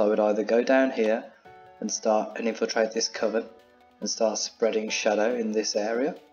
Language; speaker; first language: English; native; English